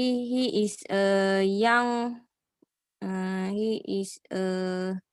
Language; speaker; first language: English; non-native, learner; Malay